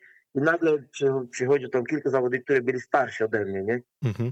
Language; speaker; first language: Polish; non-native, learner; Portuguese